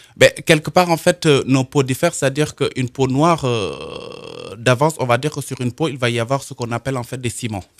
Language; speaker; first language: French; non-native, local second language; Wolof